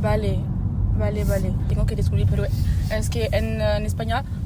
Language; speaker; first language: Spanish; non-native, learner; French